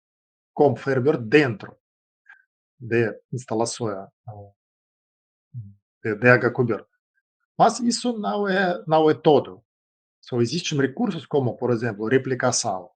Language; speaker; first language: Portuguese; non-native, fluent; Russian